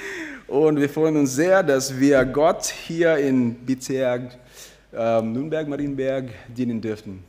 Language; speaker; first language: German; non-native, fluent; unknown